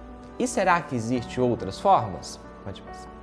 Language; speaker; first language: Portuguese; native; Portuguese